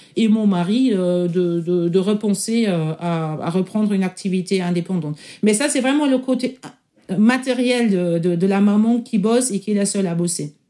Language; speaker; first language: French; non-native, fluent; German